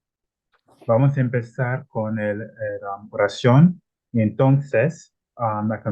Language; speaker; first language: Spanish; non-native, learner; Italian